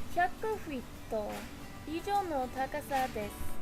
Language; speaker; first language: Japanese; non-native, learner; English